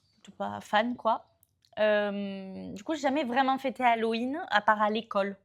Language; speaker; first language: French; native; French